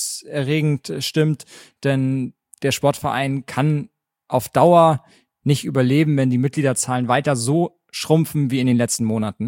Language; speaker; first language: German; native; German